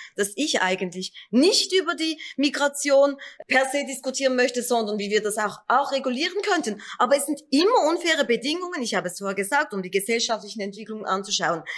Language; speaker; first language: German; early bilingual, other home language; Kurdish